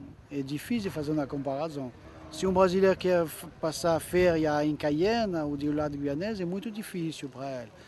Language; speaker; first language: Portuguese; non-native, fluent; French